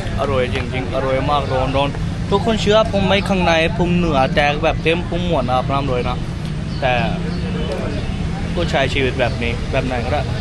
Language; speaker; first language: Thai; non-native, fluent; Urdu